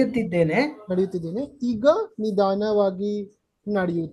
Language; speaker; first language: Kannada; non-native, learner; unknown